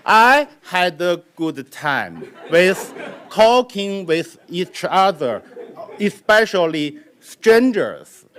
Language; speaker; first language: English; non-native, learner; Chinese